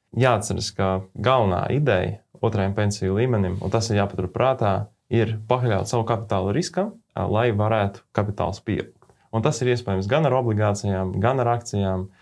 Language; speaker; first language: Latvian; native; Latvian